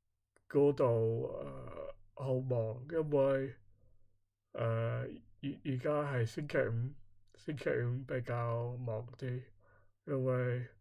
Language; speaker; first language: Cantonese; non-native, learner; English